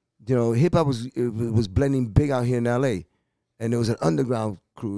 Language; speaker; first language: English; early bilingual, other home language; Spanish